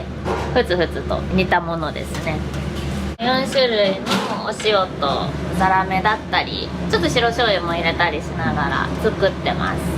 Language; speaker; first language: Japanese; native; Japanese